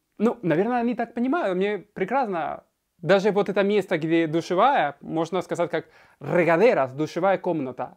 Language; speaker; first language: Russian; non-native, fluent; Spanish